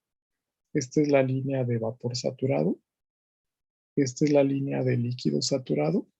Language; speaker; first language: Spanish; native; Spanish